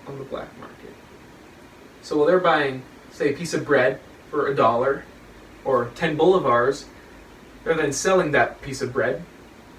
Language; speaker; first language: English; native; English